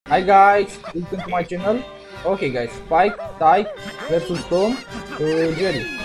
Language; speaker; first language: English; non-native, learner; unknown